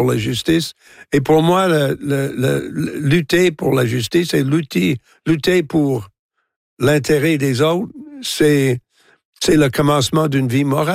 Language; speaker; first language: French; non-native, local second language; English